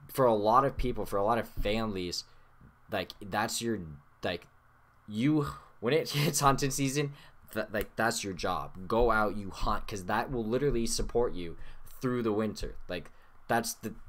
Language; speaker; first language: English; native; English